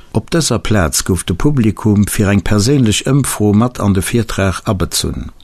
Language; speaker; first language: Luxembourgish; native; Luxembourgish